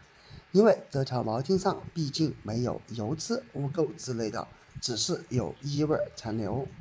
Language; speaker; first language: Chinese; native; Chinese